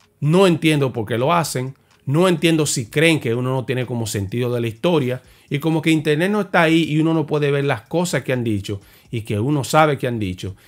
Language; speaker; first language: Spanish; native; Spanish